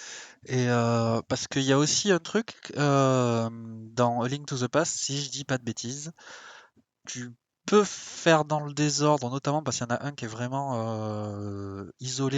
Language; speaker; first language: French; native; French